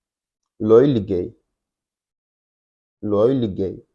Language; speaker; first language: Chinese; non-native, fluent; Wolof